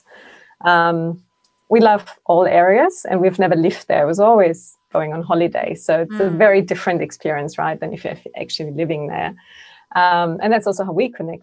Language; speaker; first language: English; non-native, fluent; German